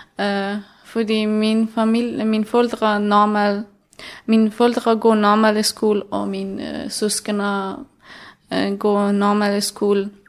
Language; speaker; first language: Danish; non-native, learner; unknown